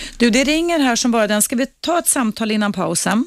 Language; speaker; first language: Swedish; native; Swedish